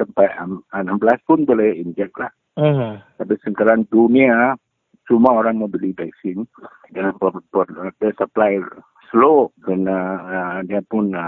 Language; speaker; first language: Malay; non-native, local second language; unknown